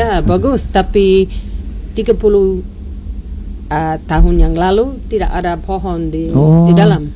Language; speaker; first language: Indonesian; non-native, learner; English